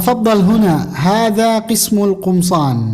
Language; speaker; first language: Arabic; non-native, fluent; Indonesian